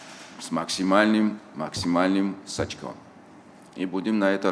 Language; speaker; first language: Russian; non-native, local second language; Tajik